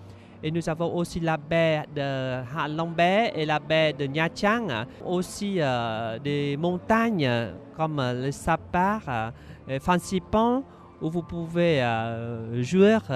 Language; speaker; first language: French; non-native, fluent; Vietnamese